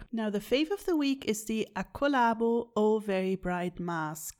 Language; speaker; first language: English; non-native, fluent; German